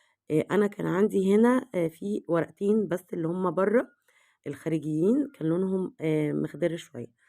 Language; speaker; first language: Arabic; native; Arabic